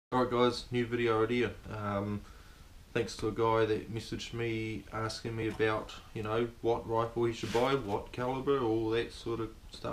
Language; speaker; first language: English; native; English